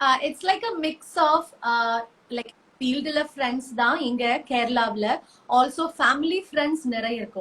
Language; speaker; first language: Tamil; non-native, learner; Malayalam